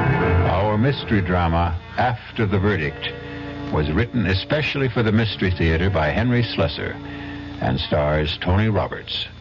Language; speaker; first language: English; native; English